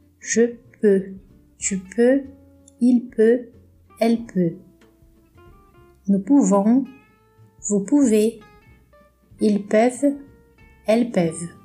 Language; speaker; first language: French; non-native, fluent; Portuguese